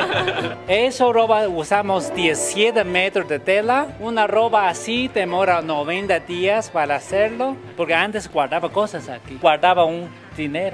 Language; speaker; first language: Spanish; non-native, learner; Chinese